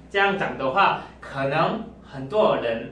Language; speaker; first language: Chinese; non-native, fluent; Korean